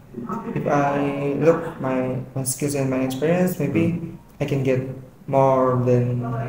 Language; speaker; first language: English; non-native, learner; Indonesian